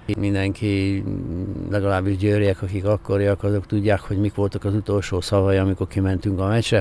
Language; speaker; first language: Hungarian; native; Hungarian